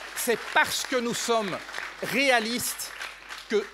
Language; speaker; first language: French; native; French